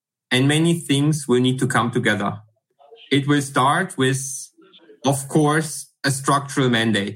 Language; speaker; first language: English; non-native, fluent; German